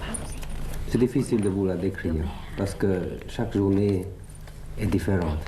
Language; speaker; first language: French; early bilingual, other home language; Thai